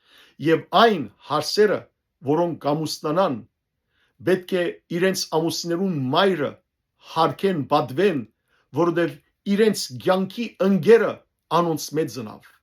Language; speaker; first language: Armenian; native; Armenian